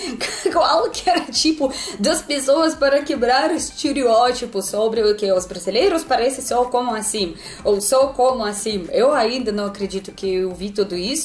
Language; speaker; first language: Portuguese; non-native, learner; Russian